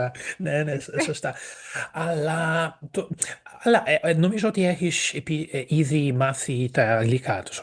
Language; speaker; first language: Greek; non-native, fluent; Portuguese